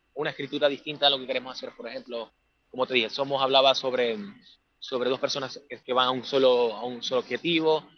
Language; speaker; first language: Spanish; native; Spanish